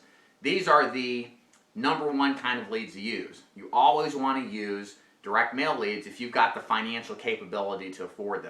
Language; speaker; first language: English; native; English